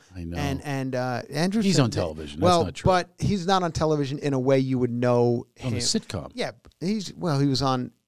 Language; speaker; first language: English; native; English